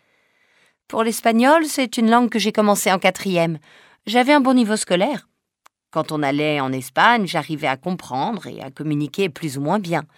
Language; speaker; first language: French; native; French